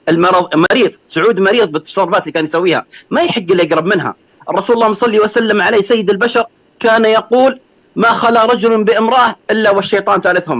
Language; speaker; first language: Arabic; native; Arabic